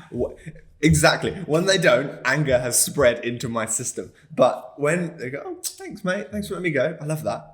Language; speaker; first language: English; native; English